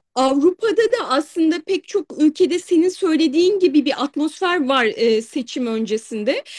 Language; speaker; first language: Turkish; native; Turkish